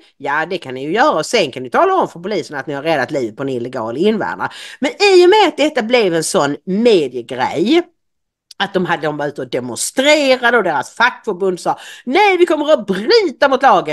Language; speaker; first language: Swedish; native; Swedish